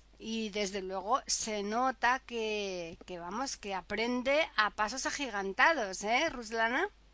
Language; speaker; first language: Spanish; native; Spanish